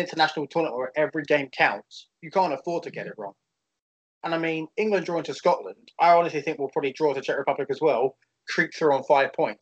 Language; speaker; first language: English; native; English